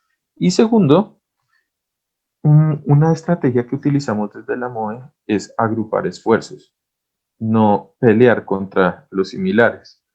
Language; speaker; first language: Spanish; native; Spanish